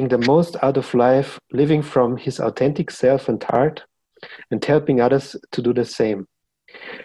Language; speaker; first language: English; non-native, fluent; German